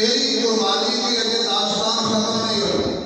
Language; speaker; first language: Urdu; non-native, local second language; Punjabi